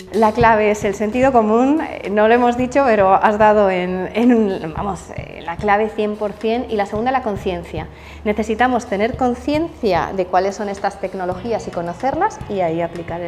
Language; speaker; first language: Spanish; native; Spanish